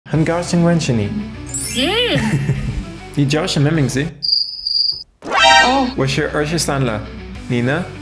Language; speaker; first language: Chinese; non-native, learner; French